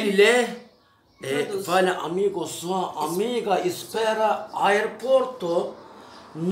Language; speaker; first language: Portuguese; non-native, learner; Turkish